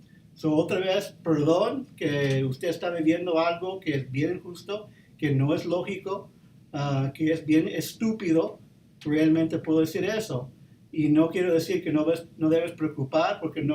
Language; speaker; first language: Spanish; early bilingual, heritage; Spanish